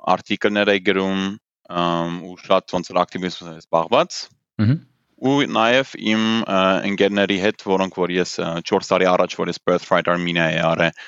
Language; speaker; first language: Armenian; early bilingual, heritage; Armenian